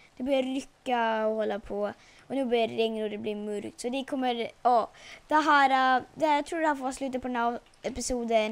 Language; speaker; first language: Swedish; native; Swedish